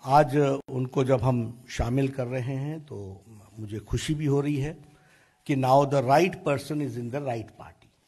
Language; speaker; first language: Hindi; native; Hindi